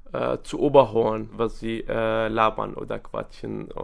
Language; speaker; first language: German; non-native, fluent; Arabic